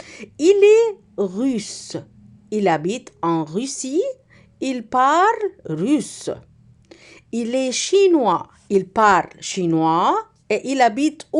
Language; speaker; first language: French; non-native, fluent; Arabic